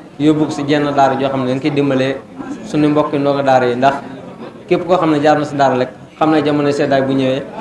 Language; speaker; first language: Wolof; native; Wolof